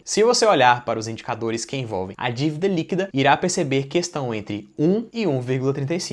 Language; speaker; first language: Portuguese; native; Portuguese